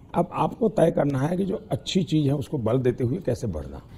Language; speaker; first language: Hindi; non-native, local second language; Gujarati